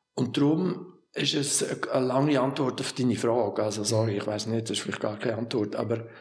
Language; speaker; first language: German; native; German